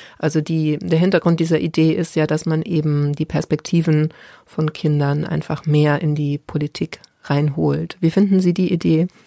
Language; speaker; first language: German; native; German